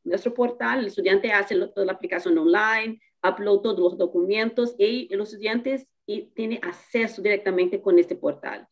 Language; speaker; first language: Spanish; non-native, fluent; Portuguese